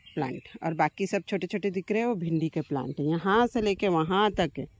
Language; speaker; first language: Hindi; native; Hindi